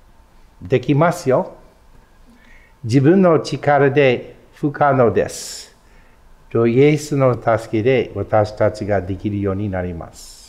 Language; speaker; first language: Japanese; non-native, fluent; English